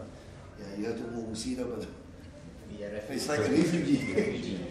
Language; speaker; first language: English; non-native, learner; Indonesian